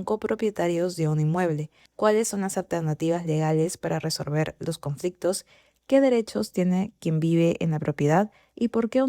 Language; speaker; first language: Spanish; native; Spanish